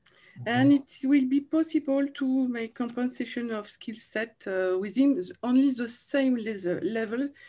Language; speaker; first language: English; non-native, learner; French